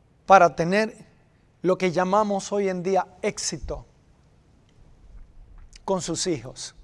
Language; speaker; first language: Spanish; native; Spanish